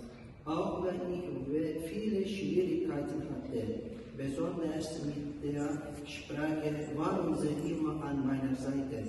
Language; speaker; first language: German; non-native, learner; Turkish